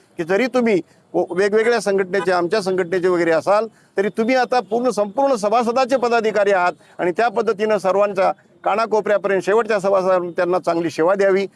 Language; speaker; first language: Marathi; native; Marathi